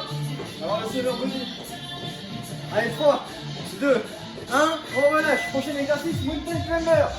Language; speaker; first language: French; native; French